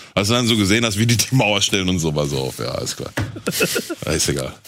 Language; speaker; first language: German; native; German